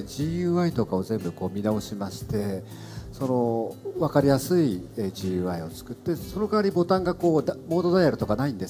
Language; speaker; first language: Japanese; native; Japanese